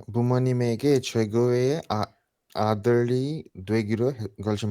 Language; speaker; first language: Korean; non-native, learner; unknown